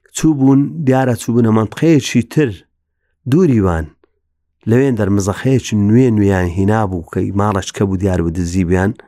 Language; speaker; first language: Central Kurdish; native; Central Kurdish